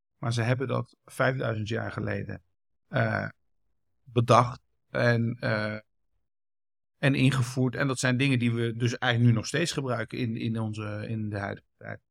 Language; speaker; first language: Dutch; early bilingual, other home language; Kurdish